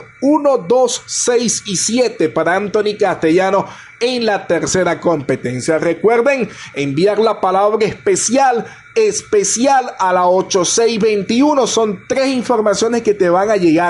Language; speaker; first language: Spanish; native; Spanish